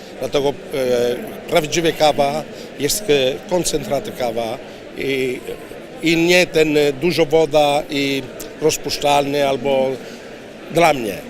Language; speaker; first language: Polish; non-native, learner; Italian